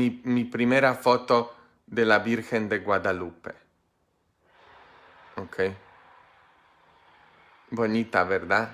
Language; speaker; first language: Spanish; non-native, fluent; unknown